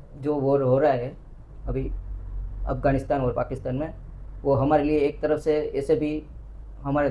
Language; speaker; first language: Hindi; non-native, local second language; Gujarati